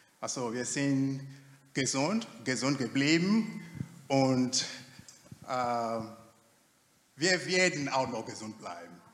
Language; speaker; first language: German; non-native, fluent; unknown